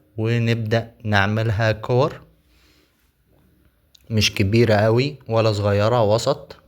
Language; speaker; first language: Arabic; native; Arabic